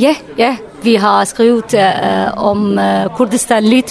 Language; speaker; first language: Danish; non-native, learner; Kurdish